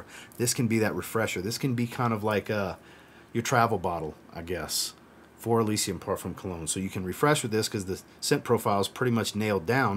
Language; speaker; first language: English; native; English